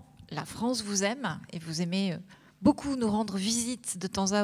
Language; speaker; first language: French; native; French